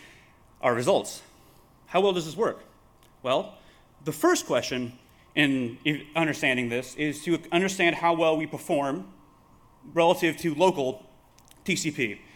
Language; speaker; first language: English; native; English